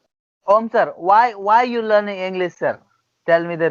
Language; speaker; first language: English; non-native, fluent; Gujarati